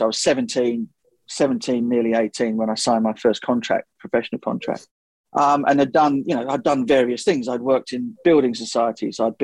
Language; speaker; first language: English; native; English